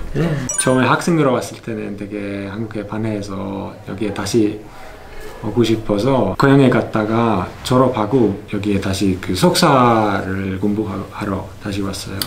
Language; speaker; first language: Korean; non-native, fluent; Finnish